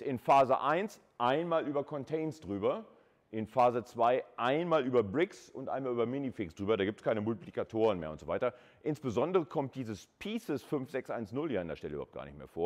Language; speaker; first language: German; native; German